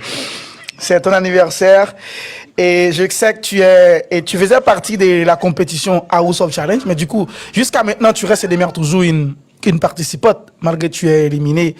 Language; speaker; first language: French; non-native, local second language; Haitian Creole